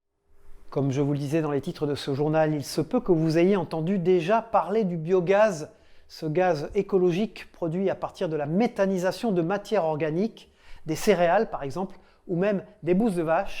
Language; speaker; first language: French; native; French